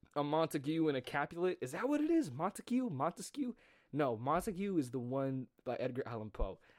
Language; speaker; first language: English; native; English